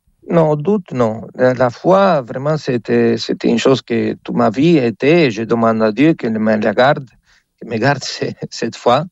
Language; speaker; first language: French; non-native, fluent; Spanish